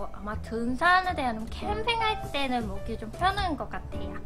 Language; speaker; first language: Korean; non-native, fluent; Cantonese